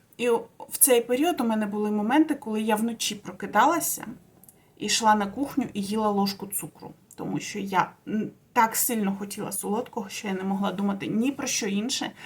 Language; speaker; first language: Ukrainian; non-native, local second language; Russian